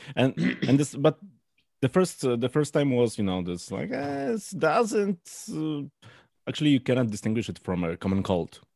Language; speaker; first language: English; non-native, fluent; Polish